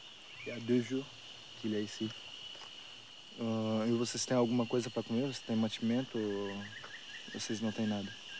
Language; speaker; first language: Portuguese; non-native, learner; French